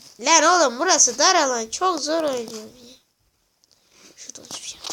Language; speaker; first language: Turkish; native; Turkish